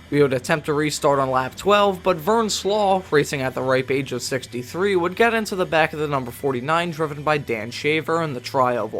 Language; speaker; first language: English; native; English